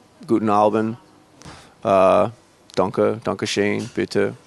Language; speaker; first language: German; non-native, learner; English